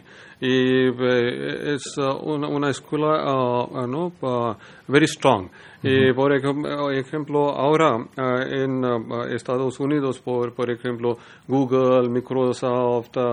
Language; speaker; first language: Spanish; non-native, learner; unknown